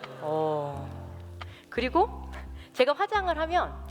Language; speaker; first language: Korean; native; Korean